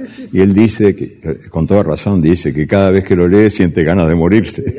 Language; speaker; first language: Spanish; native; Spanish